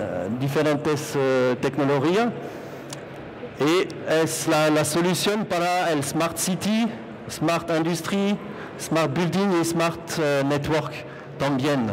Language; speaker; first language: Spanish; non-native, fluent; French